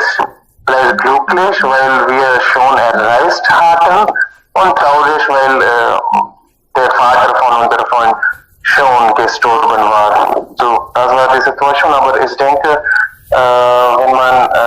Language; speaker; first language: German; non-native, learner; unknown